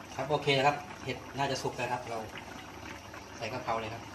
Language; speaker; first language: Thai; native; Thai